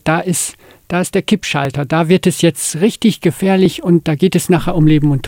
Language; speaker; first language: German; native; German